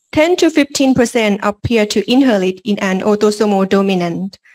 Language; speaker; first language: English; non-native, learner; Lao